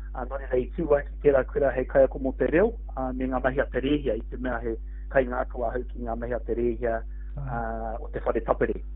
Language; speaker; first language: Māori; non-native, local second language; English